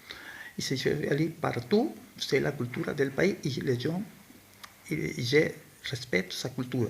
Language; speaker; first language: French; non-native, learner; Spanish